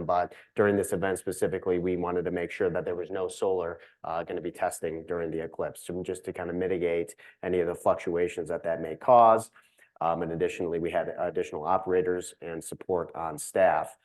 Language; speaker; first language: English; native; English